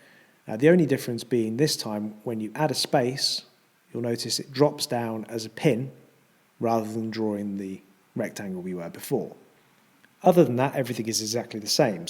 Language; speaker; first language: English; native; English